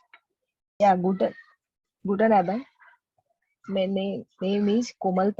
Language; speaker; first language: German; non-native, learner; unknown